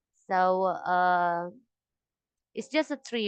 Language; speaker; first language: English; non-native, local second language; Indonesian